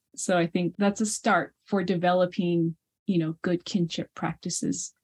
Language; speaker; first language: English; early bilingual, other home language; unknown